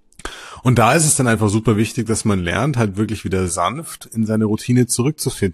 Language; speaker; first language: German; native; German